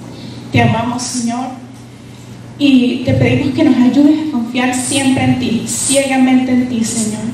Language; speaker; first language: Spanish; native; Spanish